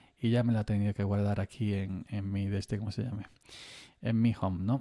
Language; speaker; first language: Spanish; native; Spanish